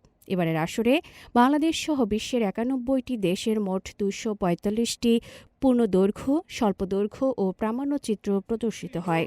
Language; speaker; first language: Bangla; native; Bangla